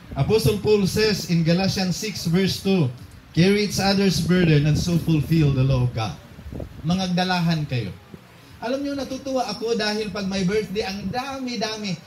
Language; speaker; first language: Filipino; non-native, local second language; Cebuano